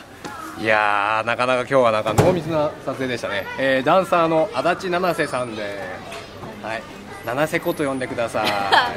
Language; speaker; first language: Japanese; native; Japanese